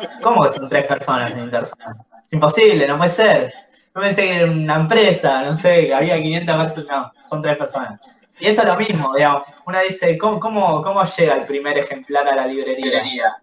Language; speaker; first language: Spanish; native; Spanish